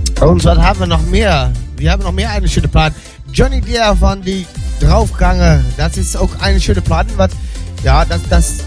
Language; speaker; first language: German; non-native, learner; Dutch